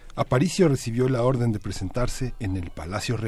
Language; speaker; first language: Spanish; native; Spanish